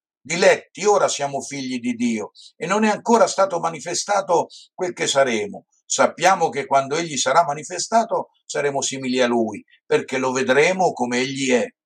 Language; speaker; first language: Italian; native; Italian